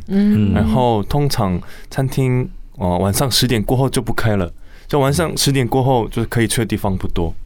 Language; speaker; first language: Chinese; non-native, fluent; Korean